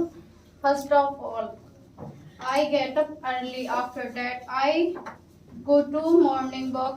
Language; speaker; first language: English; non-native, learner; Hindi